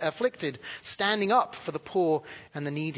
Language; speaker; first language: English; native; English